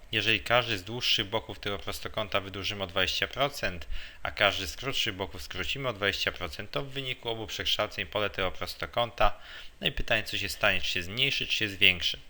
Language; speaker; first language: Polish; native; Polish